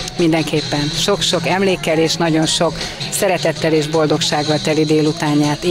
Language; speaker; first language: Hungarian; native; Hungarian